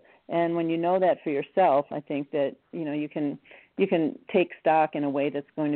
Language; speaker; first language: English; native; English